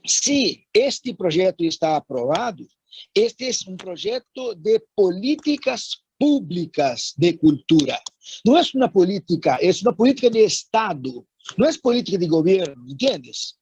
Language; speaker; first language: Spanish; non-native, fluent; Portuguese